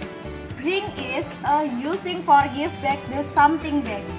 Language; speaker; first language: English; non-native, learner; Indonesian